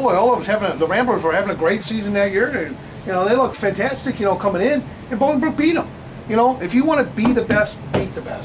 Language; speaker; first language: English; native; English